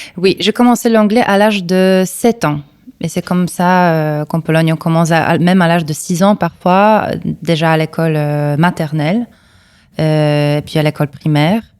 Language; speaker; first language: French; non-native, fluent; Polish